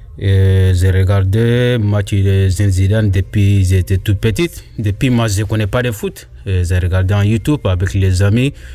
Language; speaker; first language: French; non-native, learner; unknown